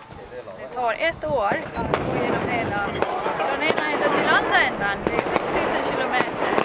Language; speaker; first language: Swedish; non-native, fluent; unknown